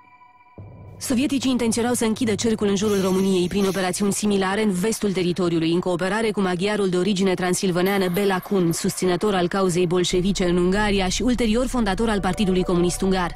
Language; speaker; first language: Romanian; native; Romanian